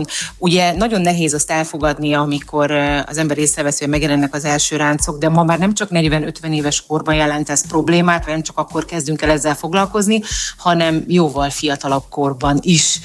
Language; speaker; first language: Hungarian; native; Hungarian